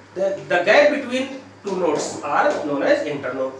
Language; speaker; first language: English; non-native, local second language; Hindi